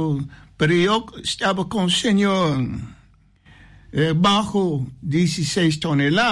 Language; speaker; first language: Spanish; non-native, learner; English